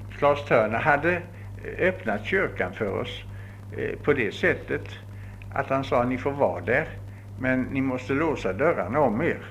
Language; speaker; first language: Swedish; native; Swedish